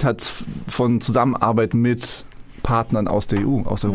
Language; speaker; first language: German; early bilingual, other home language; Polish